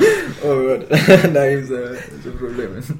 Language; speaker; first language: German; non-native, fluent; Spanish